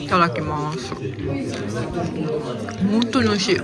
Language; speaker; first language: Japanese; native; Japanese